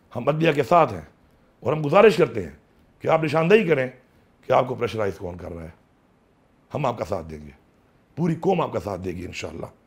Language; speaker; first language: Urdu; non-native, local second language; Pashto